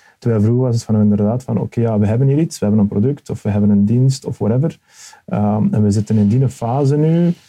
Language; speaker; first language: Dutch; early bilingual, other home language; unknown